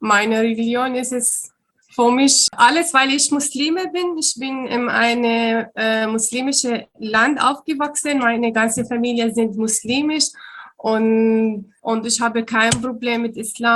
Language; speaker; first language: German; non-native, learner; Arabic